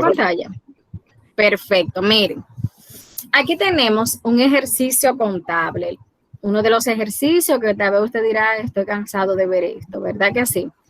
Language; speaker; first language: Spanish; native; Spanish